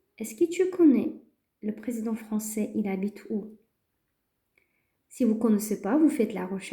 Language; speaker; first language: French; non-native, fluent; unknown